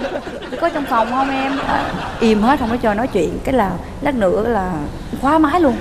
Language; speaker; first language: Vietnamese; native; Vietnamese